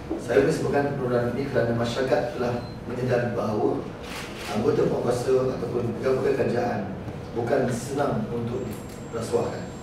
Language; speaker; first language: Malay; native; Malay